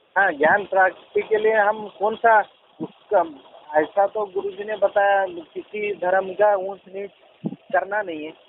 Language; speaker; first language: Hindi; non-native, local second language; Kannada